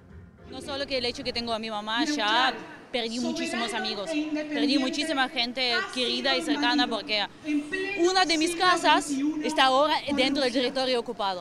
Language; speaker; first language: Spanish; non-native, fluent; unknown